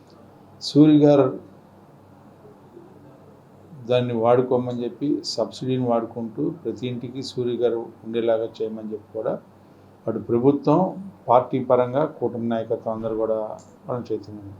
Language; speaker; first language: Telugu; native; Telugu